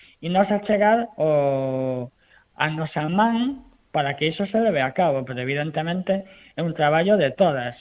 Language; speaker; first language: Galician; non-native, local second language; Spanish